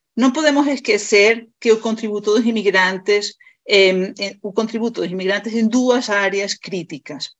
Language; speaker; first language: Portuguese; non-native, fluent; Spanish